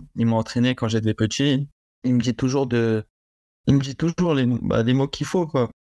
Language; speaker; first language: French; native; French